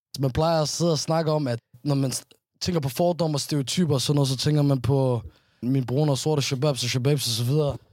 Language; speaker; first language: Danish; early bilingual, other home language; Somali